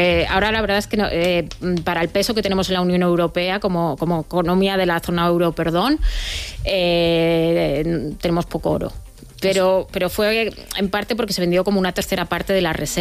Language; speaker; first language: Spanish; native; Spanish